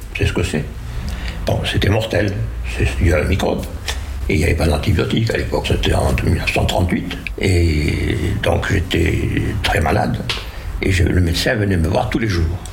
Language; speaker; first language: French; native; French